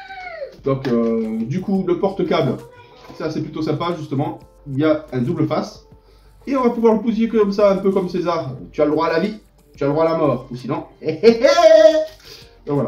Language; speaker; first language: French; native; French